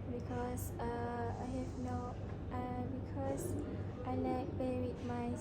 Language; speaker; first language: English; non-native, learner; Malay